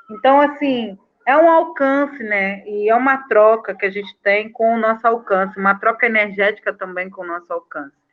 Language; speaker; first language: Portuguese; native; Portuguese